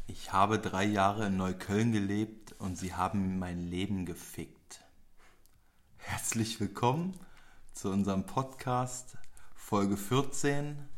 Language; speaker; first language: German; early bilingual, other home language; Polish